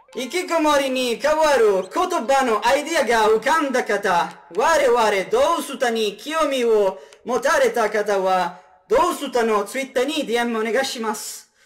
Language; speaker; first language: Japanese; non-native, fluent; Italian